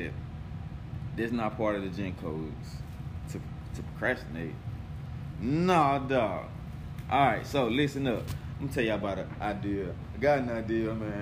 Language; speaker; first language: English; native; English